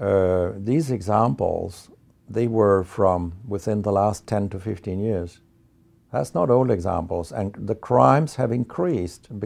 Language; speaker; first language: English; non-native, fluent; Danish